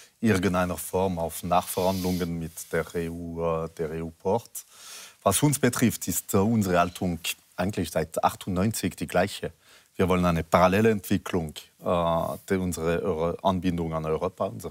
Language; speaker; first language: German; non-native, local second language; French